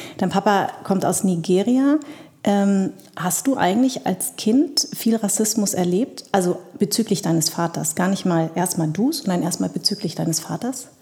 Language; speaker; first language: German; early bilingual, other home language; Vietnamese